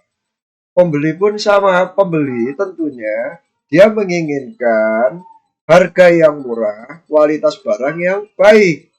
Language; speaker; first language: Indonesian; native; Indonesian